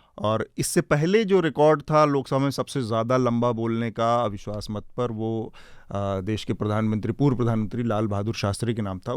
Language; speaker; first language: Hindi; native; Hindi